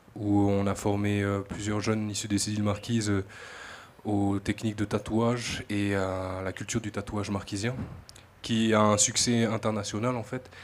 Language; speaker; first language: French; native; French